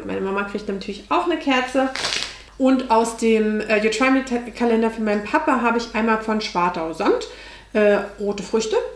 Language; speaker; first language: German; native; German